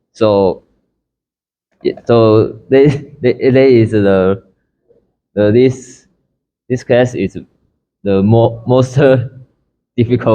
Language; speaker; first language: English; non-native, learner; Chinese